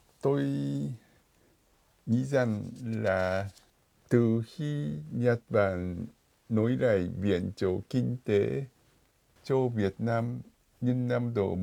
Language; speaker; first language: Vietnamese; non-native, fluent; Japanese